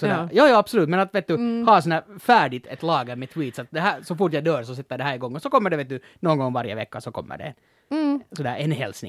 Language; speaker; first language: Swedish; native; Swedish